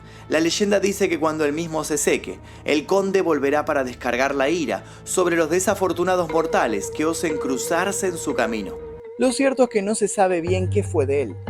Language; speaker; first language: Spanish; native; Spanish